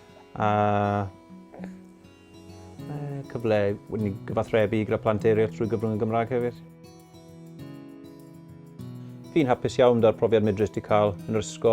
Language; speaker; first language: Welsh; native; Welsh